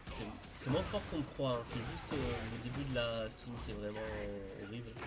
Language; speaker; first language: French; native; French